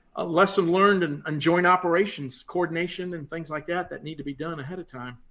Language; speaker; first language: English; native; English